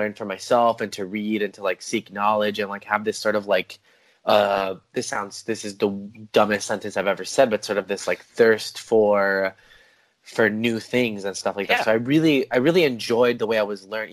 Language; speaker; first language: English; native; English